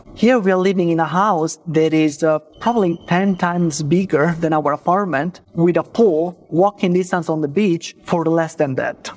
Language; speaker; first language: English; non-native, fluent; Italian